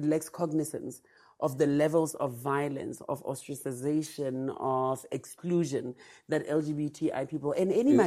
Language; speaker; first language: English; non-native, local second language; Tswana